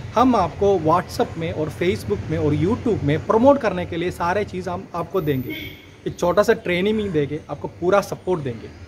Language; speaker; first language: Hindi; non-native, local second language; Malayalam